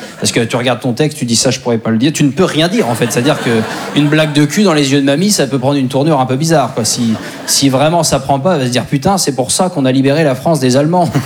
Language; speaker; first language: French; native; French